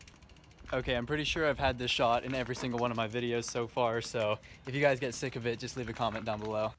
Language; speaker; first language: English; native; English